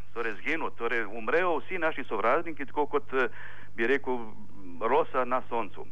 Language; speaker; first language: Slovenian; non-native, fluent; Ukrainian